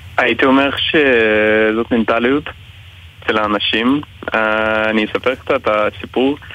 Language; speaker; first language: Hebrew; non-native, fluent; Russian